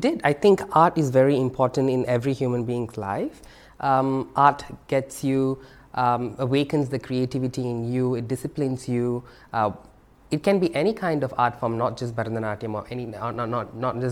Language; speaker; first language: English; non-native, local second language; Tamil